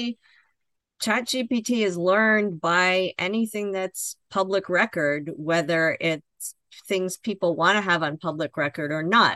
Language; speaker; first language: English; native; English